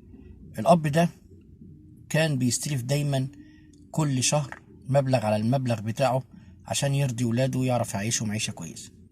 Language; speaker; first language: Arabic; native; Arabic